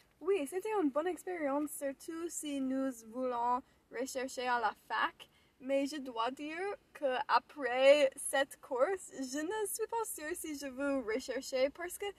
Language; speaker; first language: French; non-native, learner; English